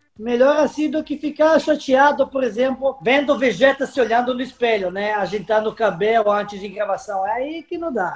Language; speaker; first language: Portuguese; non-native, fluent; Serbian